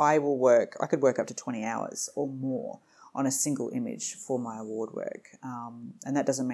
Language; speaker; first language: English; native; English